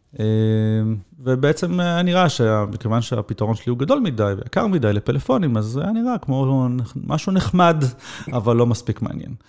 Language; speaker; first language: Hebrew; native; Hebrew